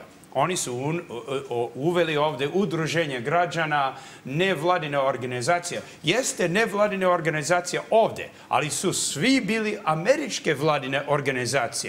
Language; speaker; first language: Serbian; early bilingual, heritage; English